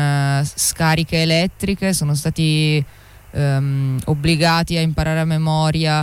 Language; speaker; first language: Italian; native; Italian